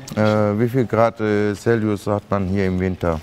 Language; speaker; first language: German; non-native, fluent; Turkish